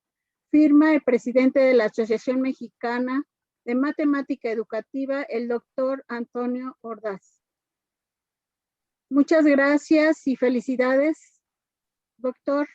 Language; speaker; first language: Spanish; native; Spanish